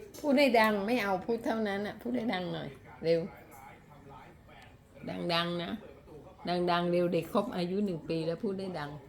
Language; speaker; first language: Thai; native; Thai